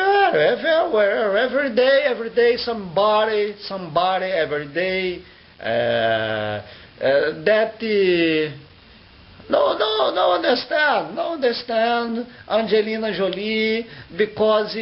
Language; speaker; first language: English; non-native, learner; Portuguese